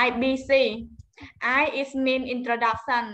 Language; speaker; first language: English; non-native, learner; Khmer